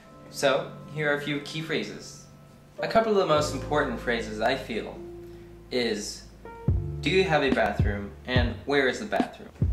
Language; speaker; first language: English; native; English